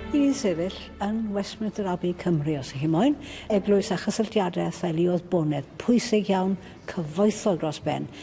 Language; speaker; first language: Welsh; native; Welsh